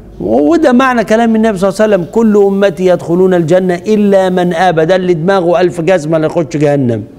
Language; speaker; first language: Arabic; native; Arabic